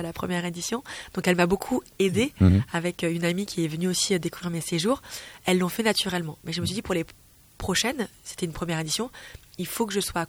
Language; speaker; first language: French; native; French